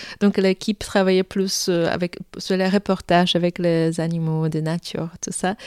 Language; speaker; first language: French; non-native, fluent; Polish